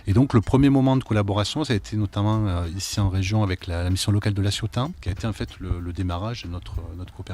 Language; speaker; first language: French; native; French